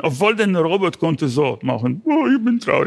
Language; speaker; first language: German; non-native, fluent; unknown